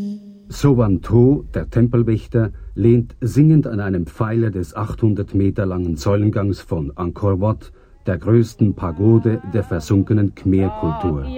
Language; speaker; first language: German; native; German